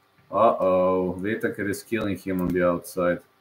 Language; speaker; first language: English; non-native, fluent; Serbian